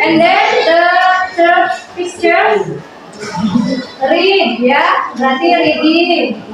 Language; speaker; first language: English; non-native, learner; Indonesian